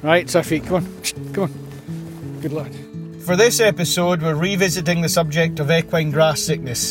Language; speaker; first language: English; native; English